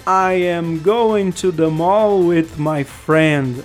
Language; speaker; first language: English; non-native, fluent; Portuguese